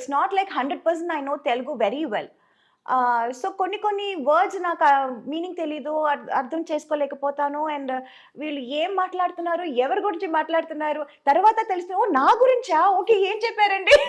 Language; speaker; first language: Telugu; non-native, fluent; Tamil